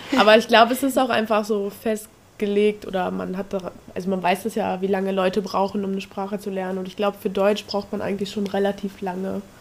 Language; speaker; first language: German; native; German